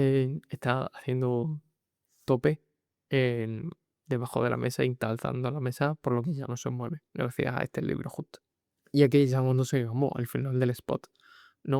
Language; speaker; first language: Spanish; native; Spanish